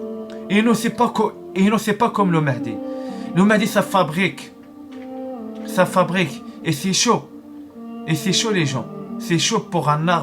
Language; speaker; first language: French; non-native, learner; Arabic